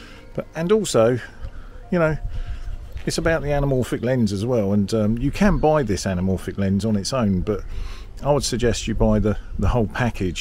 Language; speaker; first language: English; native; English